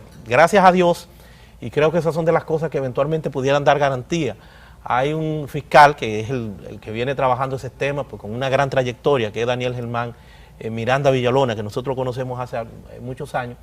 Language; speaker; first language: Spanish; native; Spanish